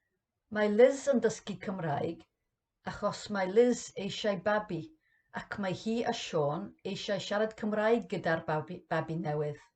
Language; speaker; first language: Welsh; non-native, learner; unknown